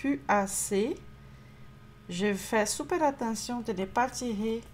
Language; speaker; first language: French; non-native, fluent; Portuguese